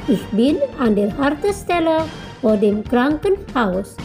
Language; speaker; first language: German; non-native, fluent; Indonesian